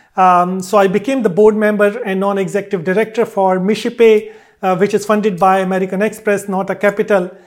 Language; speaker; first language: English; non-native, local second language; Hindi